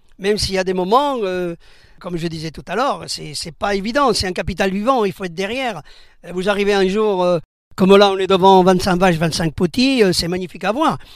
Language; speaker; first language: French; early bilingual, other home language; Spanish